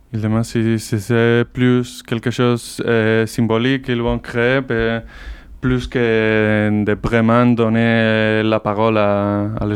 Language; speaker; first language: French; non-native, learner; Basque